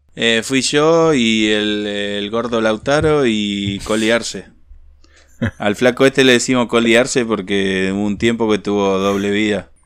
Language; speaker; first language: Spanish; native; Spanish